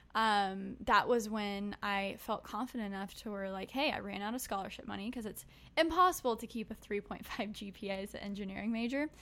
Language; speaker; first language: English; native; English